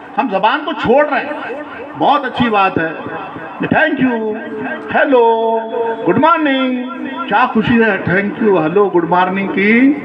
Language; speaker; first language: Urdu; native; Urdu